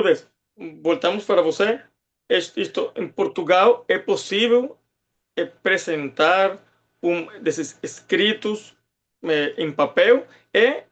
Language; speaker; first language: Portuguese; non-native, fluent; Spanish